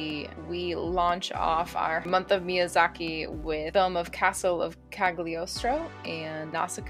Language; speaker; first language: English; native; English